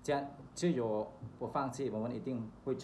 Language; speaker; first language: Chinese; non-native, learner; Thai